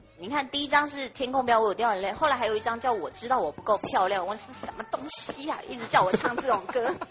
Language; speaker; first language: Chinese; native; Chinese